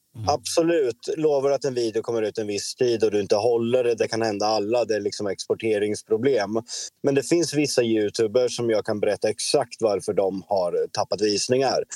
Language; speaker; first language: Swedish; native; Swedish